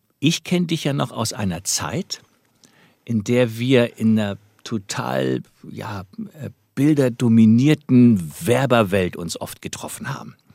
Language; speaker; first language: German; native; German